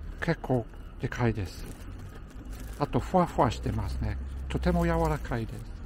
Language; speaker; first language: Japanese; non-native, fluent; English